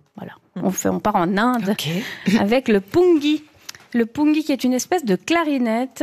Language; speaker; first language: French; native; French